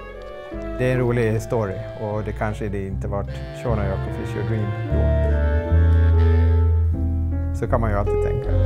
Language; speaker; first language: Swedish; native; Swedish